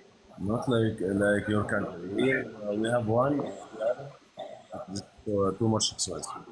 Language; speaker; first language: English; non-native, learner; Arabic